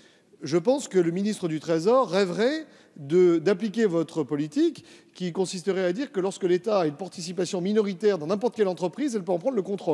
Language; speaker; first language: French; native; French